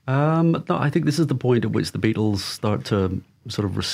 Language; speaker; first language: English; native; English